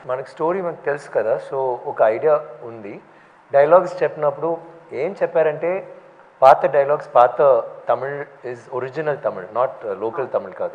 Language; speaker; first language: Telugu; non-native, fluent; Tamil